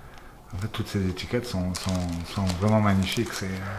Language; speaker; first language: French; native; French